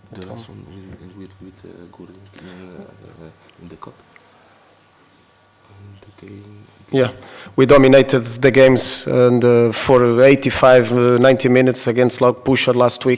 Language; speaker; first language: English; non-native, fluent; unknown